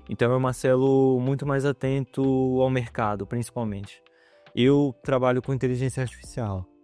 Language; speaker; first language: Portuguese; native; Portuguese